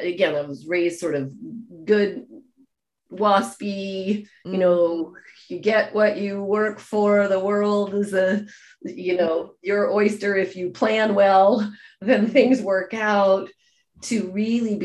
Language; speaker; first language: English; native; English